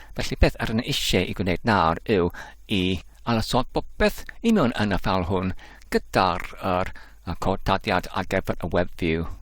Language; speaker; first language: Welsh; non-native, learner; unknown